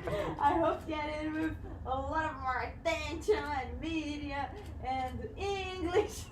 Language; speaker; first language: English; non-native, learner; Portuguese